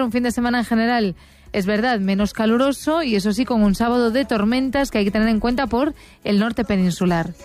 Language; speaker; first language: Spanish; native; Spanish